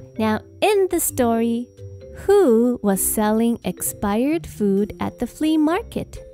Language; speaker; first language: English; non-native, fluent; Chinese